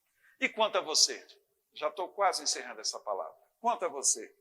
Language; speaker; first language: Portuguese; native; Portuguese